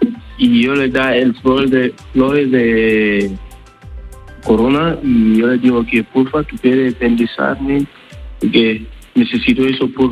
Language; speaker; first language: Spanish; non-native, learner; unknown